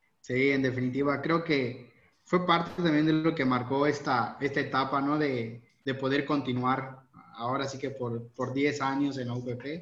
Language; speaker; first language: Spanish; native; Spanish